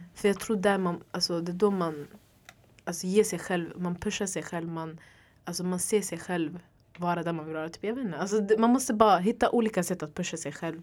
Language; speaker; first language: Swedish; early bilingual, other home language; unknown